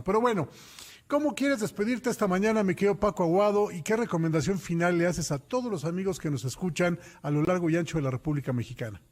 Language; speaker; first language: Spanish; native; Spanish